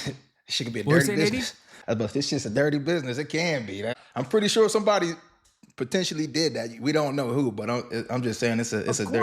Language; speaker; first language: English; native; English